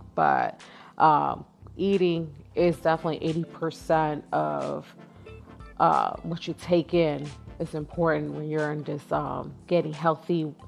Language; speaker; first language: English; native; English